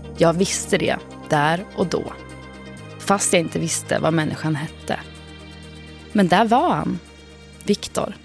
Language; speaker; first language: Swedish; native; Swedish